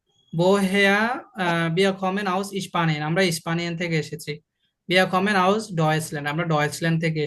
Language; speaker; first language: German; non-native, fluent; Bangla